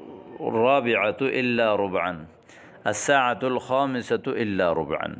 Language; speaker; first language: Arabic; non-native, fluent; Urdu